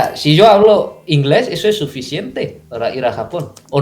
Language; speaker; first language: Spanish; non-native, fluent; Indonesian